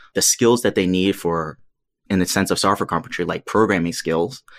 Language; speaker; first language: English; native; English